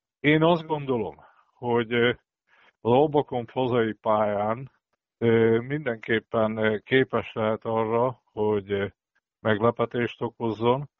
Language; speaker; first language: Hungarian; native; Hungarian